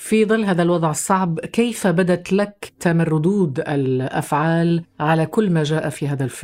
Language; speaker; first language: Arabic; native; Arabic